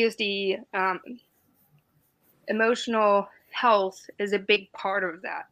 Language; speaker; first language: English; non-native, fluent; German